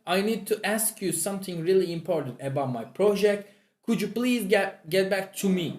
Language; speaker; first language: English; non-native, fluent; Turkish